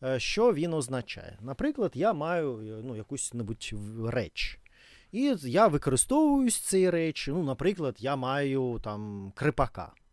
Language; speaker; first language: Ukrainian; non-native, learner; Russian